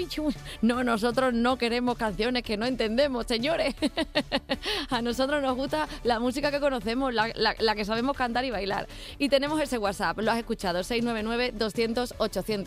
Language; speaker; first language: Spanish; native; Spanish